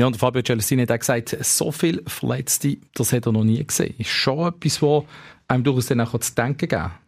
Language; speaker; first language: German; native; German